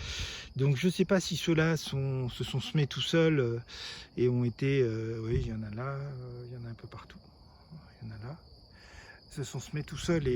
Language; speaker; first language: French; native; French